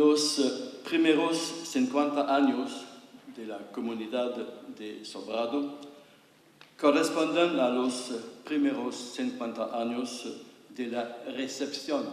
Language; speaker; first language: Spanish; non-native, fluent; French